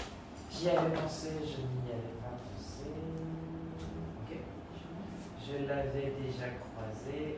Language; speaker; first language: French; non-native, fluent; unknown